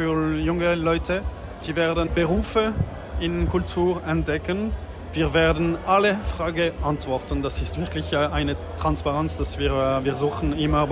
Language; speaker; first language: German; non-native, local second language; French